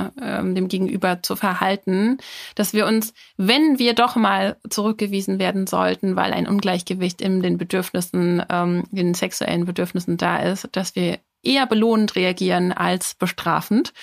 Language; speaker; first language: German; native; German